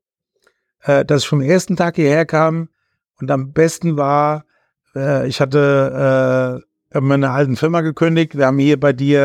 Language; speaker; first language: German; native; German